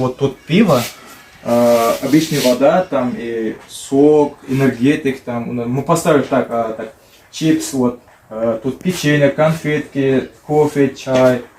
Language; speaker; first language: Russian; non-native, learner; Uzbek